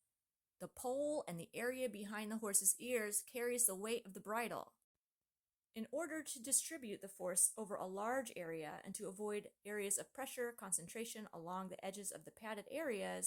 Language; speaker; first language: English; native; English